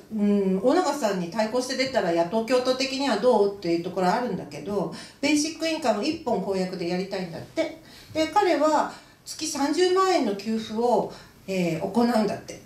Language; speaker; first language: Japanese; native; Japanese